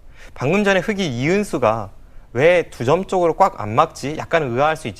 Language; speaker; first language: Korean; native; Korean